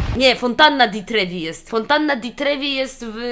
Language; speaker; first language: Polish; native; Polish